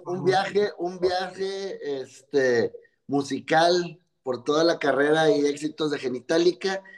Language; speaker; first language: Spanish; native; Spanish